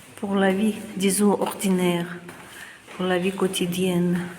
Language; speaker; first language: French; non-native, fluent; Russian